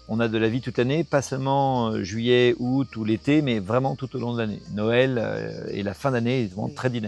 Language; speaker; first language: French; native; French